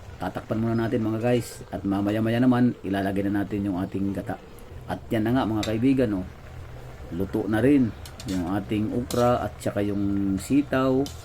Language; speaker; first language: Filipino; non-native, local second language; Cebuano